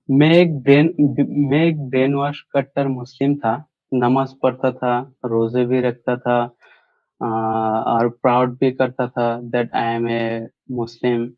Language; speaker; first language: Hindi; non-native, local second language; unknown